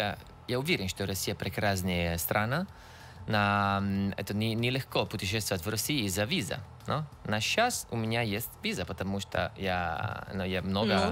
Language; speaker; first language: Russian; non-native, learner; Italian